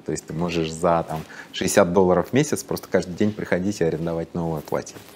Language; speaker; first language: Russian; native; Russian